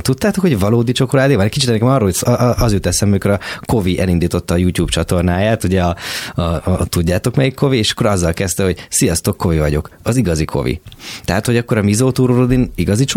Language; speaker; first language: Hungarian; native; Hungarian